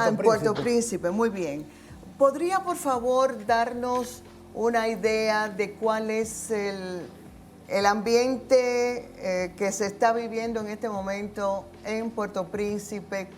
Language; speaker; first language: Spanish; native; Spanish